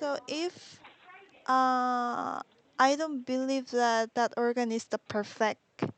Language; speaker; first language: English; non-native, learner; Korean